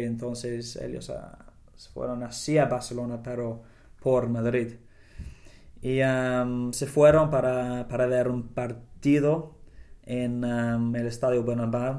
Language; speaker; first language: Spanish; non-native, learner; English